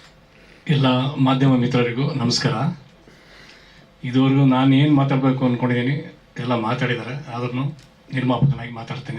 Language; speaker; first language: Kannada; native; Kannada